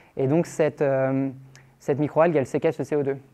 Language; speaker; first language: French; native; French